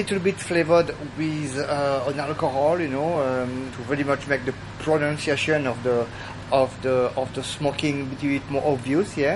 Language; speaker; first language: English; non-native, fluent; French